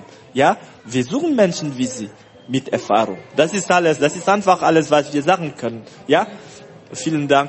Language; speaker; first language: German; non-native, fluent; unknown